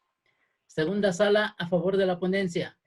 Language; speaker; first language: Spanish; native; Spanish